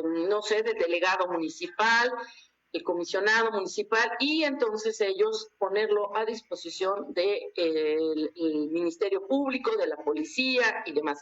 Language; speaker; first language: Spanish; native; Spanish